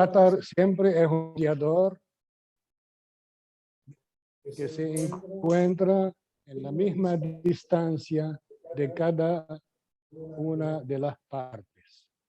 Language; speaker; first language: Spanish; non-native, fluent; Arabic